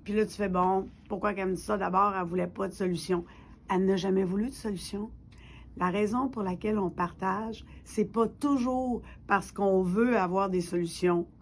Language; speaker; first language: French; native; French